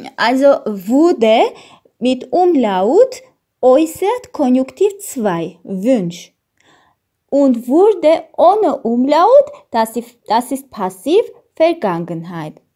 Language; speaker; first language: German; non-native, learner; Armenian